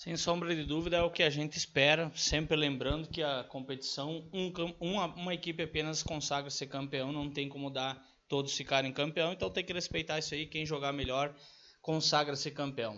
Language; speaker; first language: Portuguese; native; Portuguese